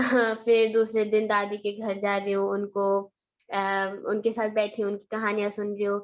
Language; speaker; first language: Hindi; early bilingual, heritage; Hindi